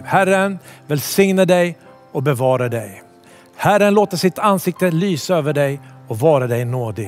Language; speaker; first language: Swedish; native; Swedish